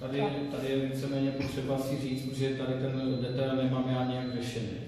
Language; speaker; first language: Czech; native; Czech